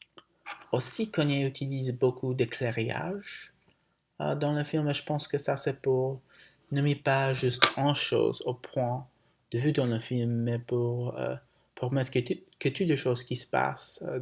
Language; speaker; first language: French; non-native, learner; English